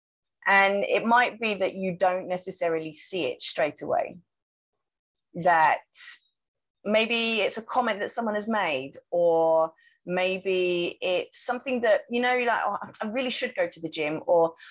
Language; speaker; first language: English; native; English